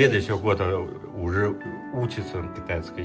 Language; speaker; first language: Russian; non-native, learner; Chinese